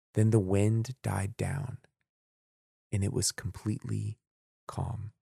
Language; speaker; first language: English; native; English